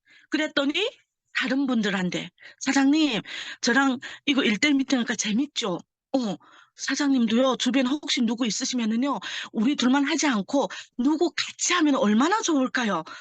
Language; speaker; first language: Korean; early bilingual, heritage; Korean